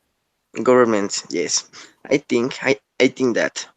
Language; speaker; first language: English; non-native, learner; Spanish